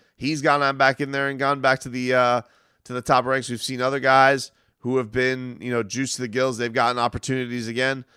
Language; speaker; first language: English; native; English